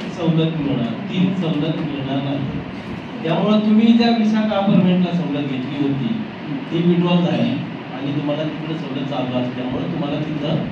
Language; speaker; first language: Marathi; native; Marathi